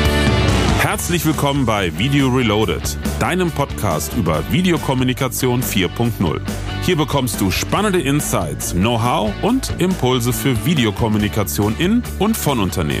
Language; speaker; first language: German; native; German